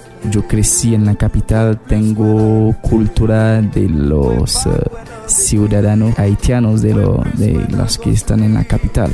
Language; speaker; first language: Spanish; non-native, fluent; Haitian Creole